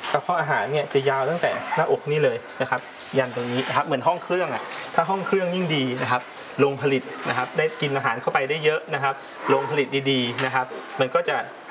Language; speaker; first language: Thai; native; Thai